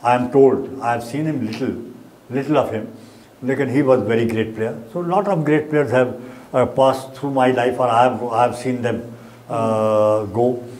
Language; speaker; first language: English; non-native, local second language; Punjabi